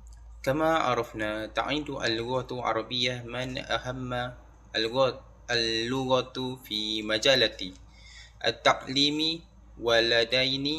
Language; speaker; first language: Arabic; non-native, learner; Malay